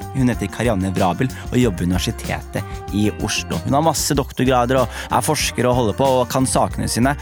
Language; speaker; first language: Norwegian; early bilingual, other home language; Somali